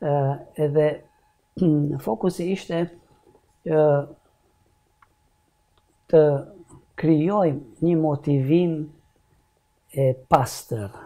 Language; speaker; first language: Albanian; non-native, learner; Hungarian